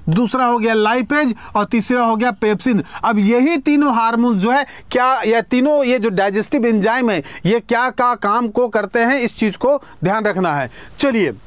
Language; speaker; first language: Hindi; native; Hindi